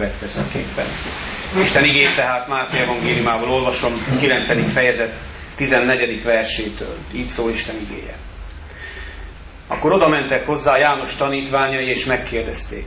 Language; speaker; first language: Hungarian; native; Hungarian